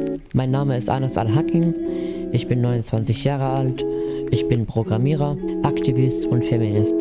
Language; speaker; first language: German; non-native, fluent; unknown